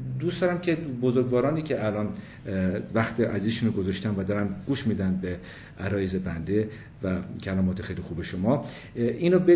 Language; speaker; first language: Persian; early bilingual, other home language; English